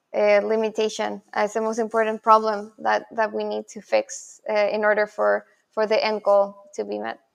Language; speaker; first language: English; non-native, fluent; Spanish